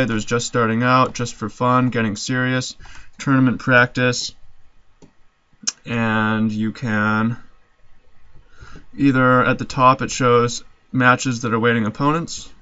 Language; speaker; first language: English; native; English